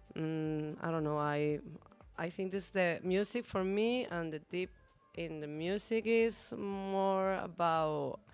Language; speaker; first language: English; non-native, learner; Spanish